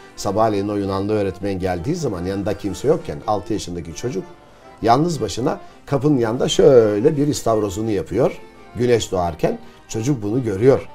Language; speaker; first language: Turkish; native; Turkish